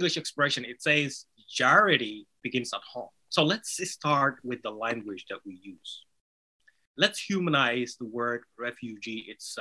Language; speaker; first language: English; non-native, fluent; Somali